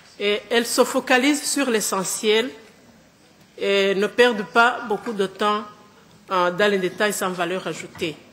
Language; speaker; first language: French; non-native, local second language; Kinyarwanda